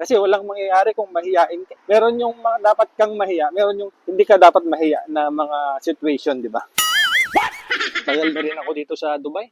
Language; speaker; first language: Filipino; native; Filipino